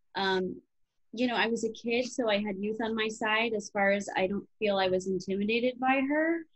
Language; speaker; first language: English; native; English